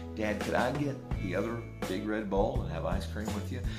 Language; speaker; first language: English; native; English